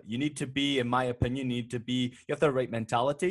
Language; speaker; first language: English; native; English